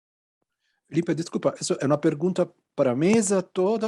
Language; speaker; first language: Portuguese; non-native, fluent; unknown